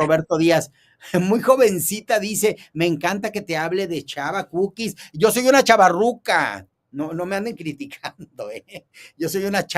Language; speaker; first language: Spanish; native; Spanish